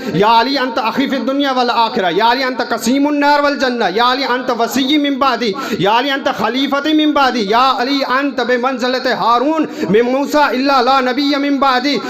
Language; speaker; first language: Urdu; non-native, local second language; Sindhi